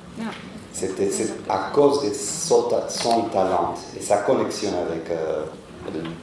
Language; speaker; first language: French; non-native, fluent; Spanish